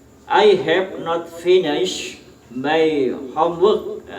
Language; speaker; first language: English; non-native, fluent; Indonesian